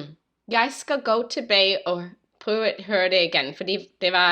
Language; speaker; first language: Danish; non-native, fluent; English